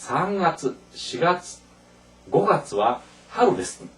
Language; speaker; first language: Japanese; non-native, fluent; Korean